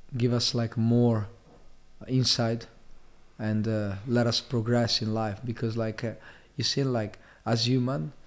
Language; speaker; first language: English; non-native, fluent; Italian